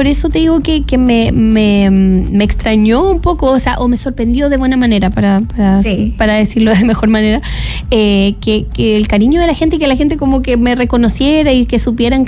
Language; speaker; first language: Spanish; native; Spanish